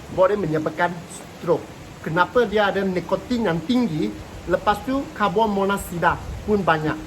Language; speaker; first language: Malay; non-native, local second language; Cantonese